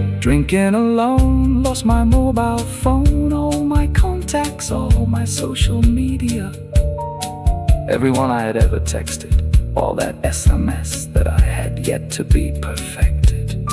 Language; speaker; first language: English; native; English